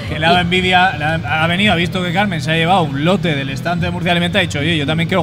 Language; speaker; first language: Spanish; native; Spanish